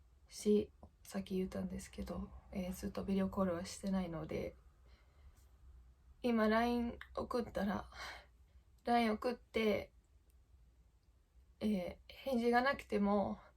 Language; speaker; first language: Japanese; non-native, fluent; English